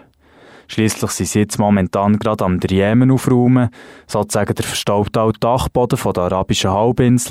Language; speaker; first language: German; native; German